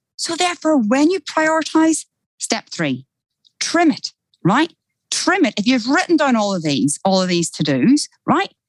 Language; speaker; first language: English; native; English